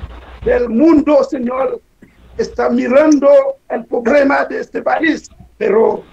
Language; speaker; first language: Spanish; non-native, learner; Haitian Creole